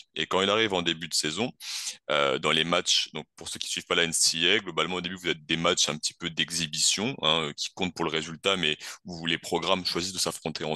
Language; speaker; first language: French; native; French